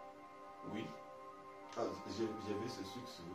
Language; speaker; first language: French; non-native, learner; English